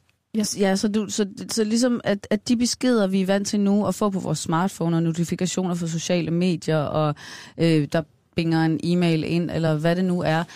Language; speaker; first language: Danish; native; Danish